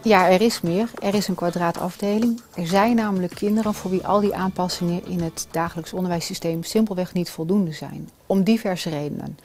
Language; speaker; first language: Dutch; native; Dutch